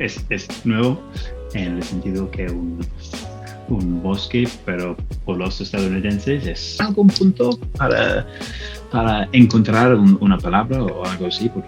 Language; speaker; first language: Spanish; non-native, learner; English